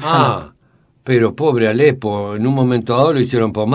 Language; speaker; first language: Spanish; native; Spanish